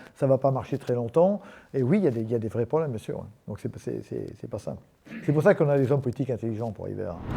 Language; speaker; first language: French; native; French